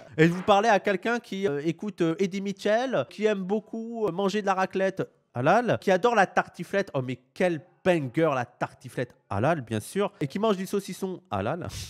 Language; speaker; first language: French; native; French